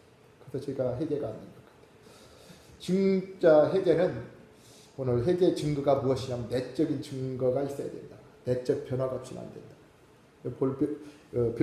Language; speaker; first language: Korean; native; Korean